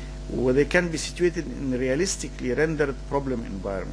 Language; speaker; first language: English; non-native, fluent; Arabic